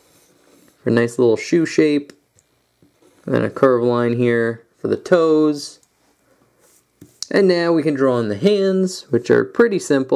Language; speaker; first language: English; native; English